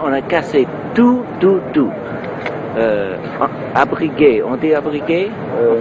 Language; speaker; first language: French; non-native, learner; English